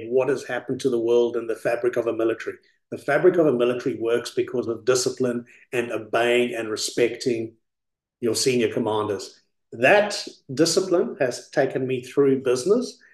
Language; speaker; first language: English; early bilingual, other home language; Afrikaans